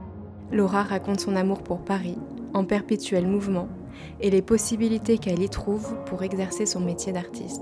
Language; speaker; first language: French; native; French